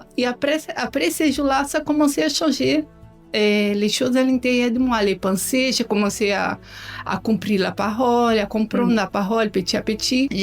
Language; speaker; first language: French; non-native, learner; Portuguese